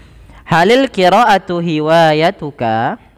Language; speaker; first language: Arabic; non-native, fluent; Indonesian